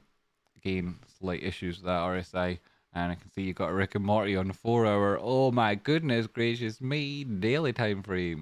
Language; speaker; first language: English; native; English